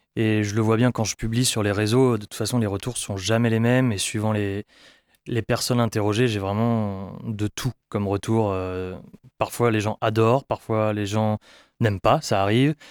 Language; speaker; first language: French; native; French